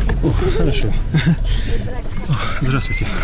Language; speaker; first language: Russian; non-native, fluent; English